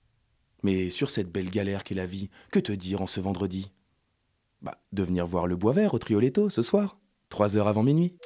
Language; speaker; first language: French; native; French